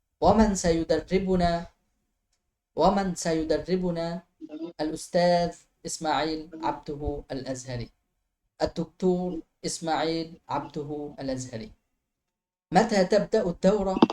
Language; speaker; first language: Arabic; non-native, fluent; Bangla